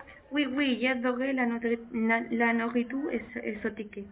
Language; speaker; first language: French; non-native, learner; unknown